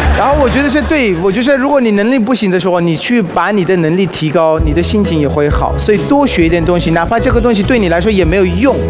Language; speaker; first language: Chinese; non-native, fluent; Persian